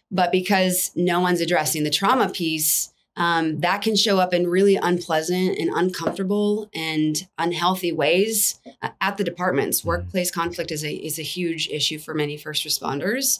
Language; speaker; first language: English; native; English